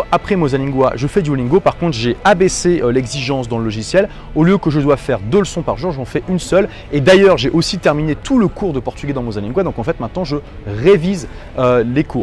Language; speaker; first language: French; native; French